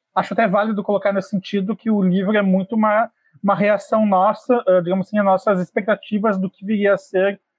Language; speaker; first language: Portuguese; native; Portuguese